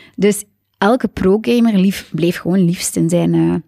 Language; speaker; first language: Dutch; native; Dutch